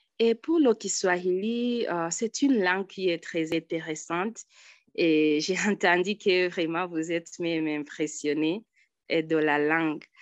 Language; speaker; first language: French; non-native, local second language; Rundi